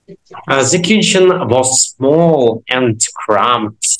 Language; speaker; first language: English; non-native, learner; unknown